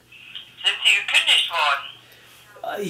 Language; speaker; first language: German; native; German